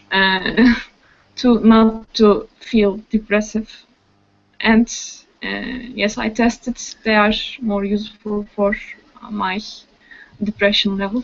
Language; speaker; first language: English; non-native, learner; Turkish